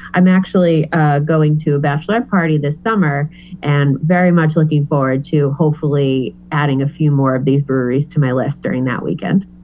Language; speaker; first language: English; native; English